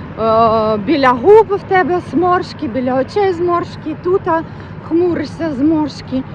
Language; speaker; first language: Ukrainian; non-native, local second language; Russian